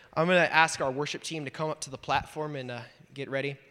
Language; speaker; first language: English; native; English